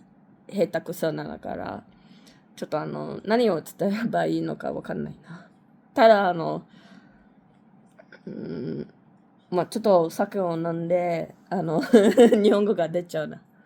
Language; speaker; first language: Japanese; non-native, learner; English